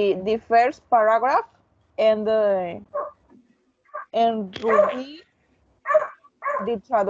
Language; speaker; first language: English; non-native, learner; Spanish